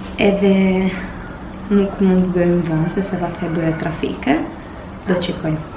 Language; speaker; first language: Albanian; early bilingual, heritage; Albanian